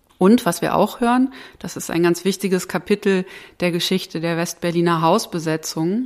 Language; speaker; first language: German; native; German